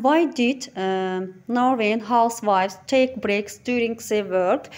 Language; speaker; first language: English; non-native, fluent; Azerbaijani